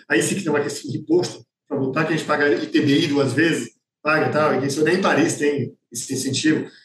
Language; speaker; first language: Portuguese; non-native, fluent; French